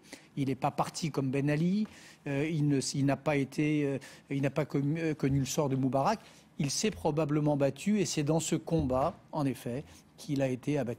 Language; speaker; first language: French; native; French